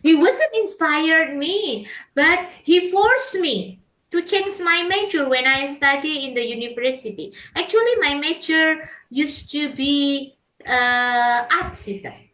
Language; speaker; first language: English; non-native, learner; Indonesian